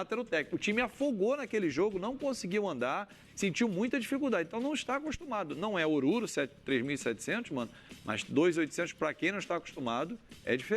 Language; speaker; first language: Portuguese; native; Portuguese